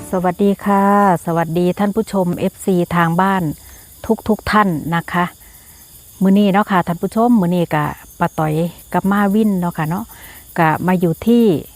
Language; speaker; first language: Thai; native; Thai